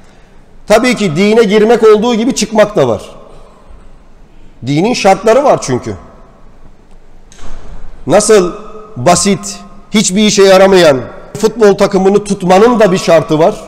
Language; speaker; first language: Turkish; native; Turkish